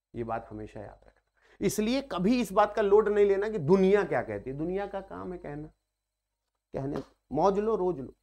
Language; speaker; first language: Hindi; native; Hindi